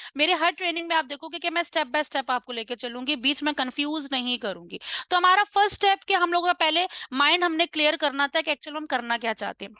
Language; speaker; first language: Urdu; non-native, local second language; Punjabi